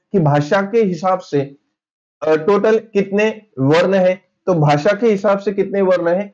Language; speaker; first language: Hindi; non-native, local second language; Marathi